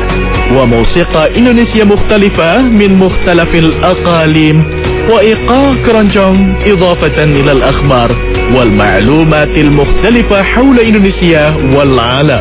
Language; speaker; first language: Arabic; non-native, fluent; Indonesian